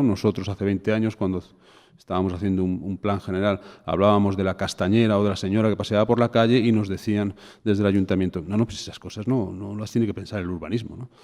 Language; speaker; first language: Spanish; native; Spanish